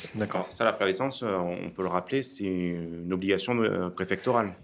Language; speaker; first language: French; native; French